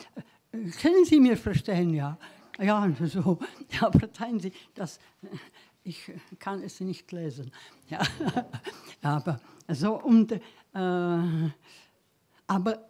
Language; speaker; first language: German; non-native, learner; Czech